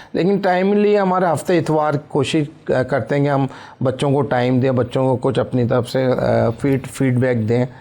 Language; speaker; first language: Urdu; native; Urdu